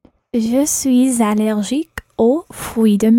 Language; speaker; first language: French; non-native, learner; English